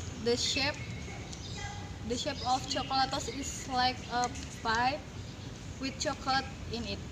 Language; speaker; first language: English; non-native, learner; Indonesian